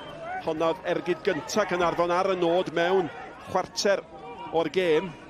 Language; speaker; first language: Welsh; native; Welsh